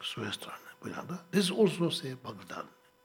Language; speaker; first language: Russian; non-native, learner; Tibetan